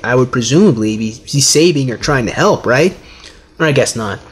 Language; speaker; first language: English; native; English